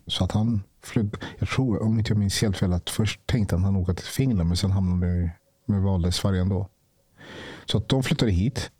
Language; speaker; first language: Swedish; early bilingual, other home language; Ganda